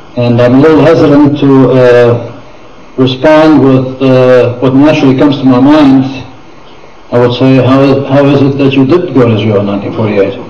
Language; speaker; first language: English; non-native, fluent; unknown